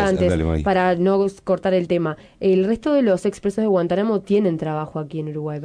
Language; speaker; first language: Spanish; native; Spanish